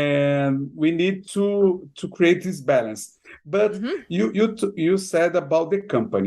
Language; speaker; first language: English; non-native, fluent; Portuguese